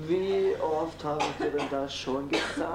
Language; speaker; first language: German; native; German